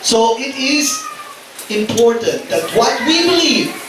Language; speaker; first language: English; non-native, local second language; Filipino